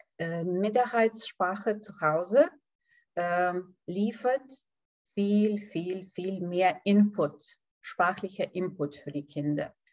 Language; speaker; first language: German; non-native, fluent; Lithuanian